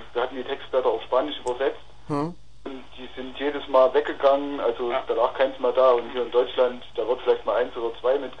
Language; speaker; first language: German; native; German